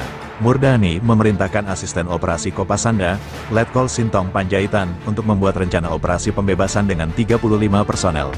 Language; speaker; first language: Indonesian; native; Indonesian